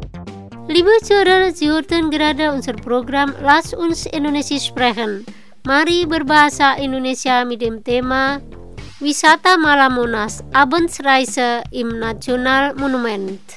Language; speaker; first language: German; non-native, fluent; Indonesian